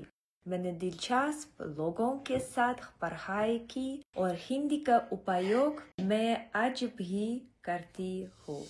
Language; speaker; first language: Hindi; non-native, fluent; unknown